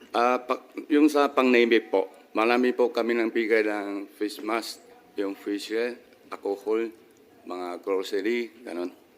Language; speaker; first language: Filipino; non-native, learner; Chinese